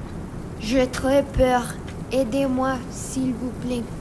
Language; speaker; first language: French; non-native, learner; Spanish